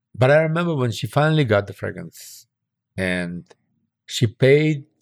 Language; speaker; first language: English; early bilingual, other home language; Russian